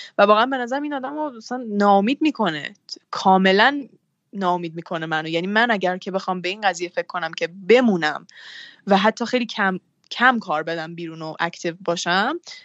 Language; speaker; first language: Persian; native; Persian